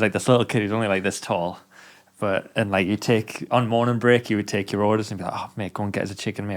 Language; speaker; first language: English; native; English